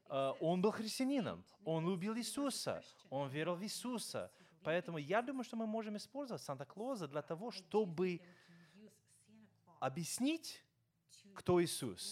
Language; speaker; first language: Russian; non-native, fluent; English